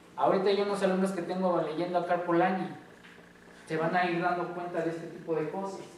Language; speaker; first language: Spanish; native; Spanish